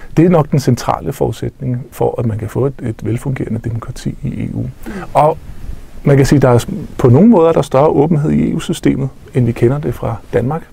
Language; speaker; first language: Danish; native; Danish